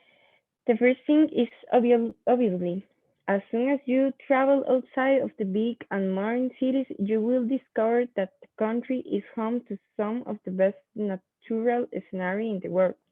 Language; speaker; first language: English; non-native, learner; Spanish